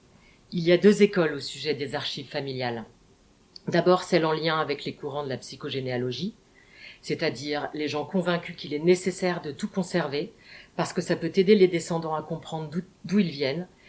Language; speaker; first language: French; native; French